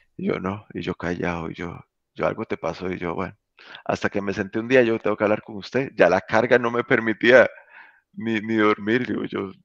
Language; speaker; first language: Spanish; native; Spanish